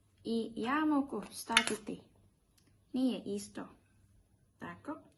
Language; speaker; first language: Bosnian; non-native, learner; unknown